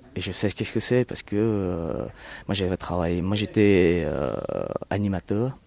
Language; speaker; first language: French; early bilingual, other home language; Vietnamese